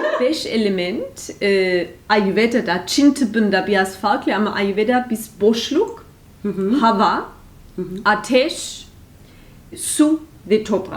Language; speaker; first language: Turkish; non-native, fluent; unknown